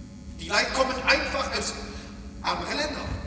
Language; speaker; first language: German; non-native, local second language; Luxembourgish